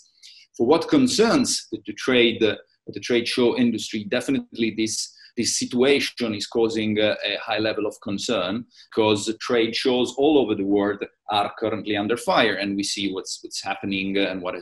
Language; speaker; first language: English; non-native, fluent; Italian